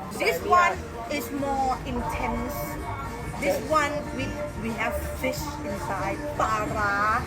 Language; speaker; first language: English; non-native, learner; Thai